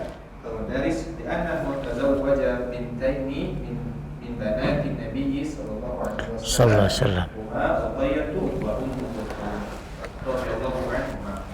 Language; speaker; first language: Arabic; non-native, learner; Indonesian